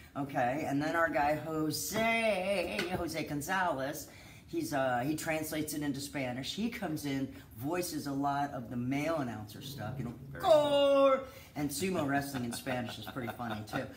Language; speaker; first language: English; native; English